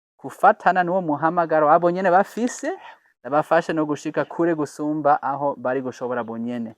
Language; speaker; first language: Rundi; non-native, fluent; English